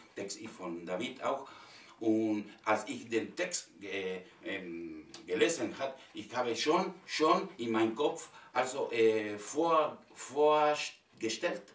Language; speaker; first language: German; non-native, learner; Spanish